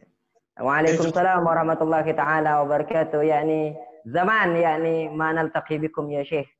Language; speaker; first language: Arabic; non-native, fluent; Indonesian